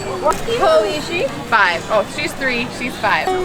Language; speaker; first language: English; native; English